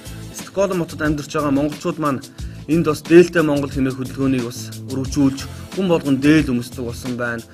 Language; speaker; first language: Mongolian; native; Mongolian